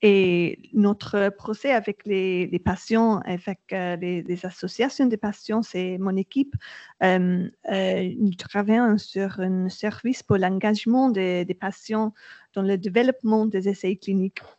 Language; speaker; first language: French; non-native, learner; English